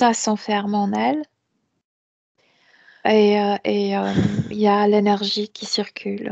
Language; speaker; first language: French; non-native, fluent; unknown